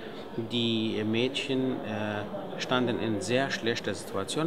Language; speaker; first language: German; non-native, fluent; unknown